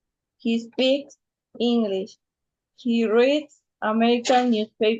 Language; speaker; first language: English; non-native, learner; Spanish